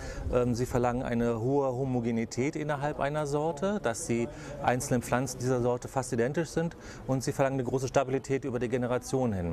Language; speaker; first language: German; native; German